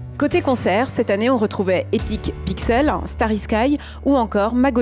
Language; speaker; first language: French; native; French